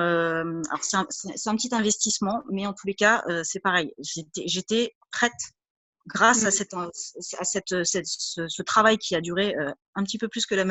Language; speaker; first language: French; native; French